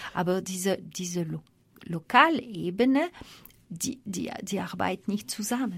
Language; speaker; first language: German; non-native, fluent; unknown